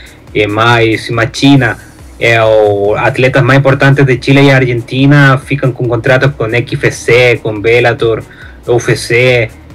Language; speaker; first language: Portuguese; non-native, learner; Spanish